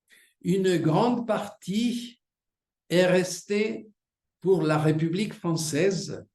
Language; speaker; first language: French; non-native, fluent; Spanish